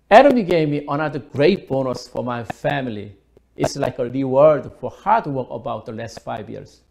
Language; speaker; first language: English; non-native, fluent; Korean